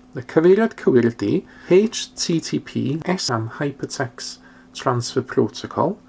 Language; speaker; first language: Welsh; non-native, local second language; English